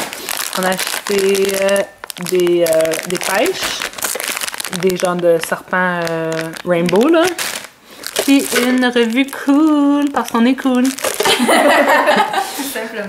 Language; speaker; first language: French; native; French